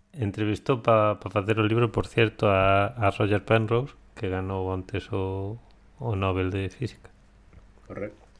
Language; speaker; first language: Galician; non-native, local second language; Spanish